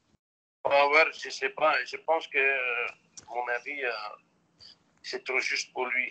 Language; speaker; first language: French; non-native, local second language; Dutch